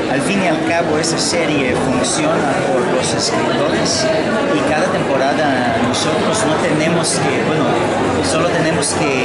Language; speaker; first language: Spanish; non-native, fluent; Hebrew